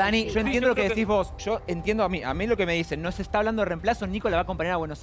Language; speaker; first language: Spanish; native; Spanish